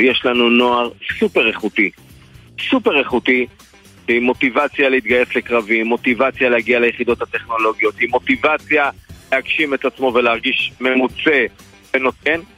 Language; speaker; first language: Hebrew; native; Hebrew